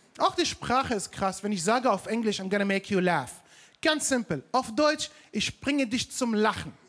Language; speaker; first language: German; non-native, fluent; Arabic